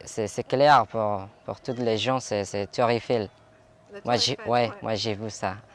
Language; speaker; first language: French; non-native, learner; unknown